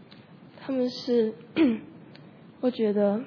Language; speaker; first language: Chinese; early bilingual, heritage; Chinese